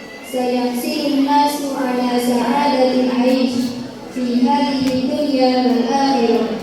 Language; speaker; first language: Arabic; non-native, learner; Indonesian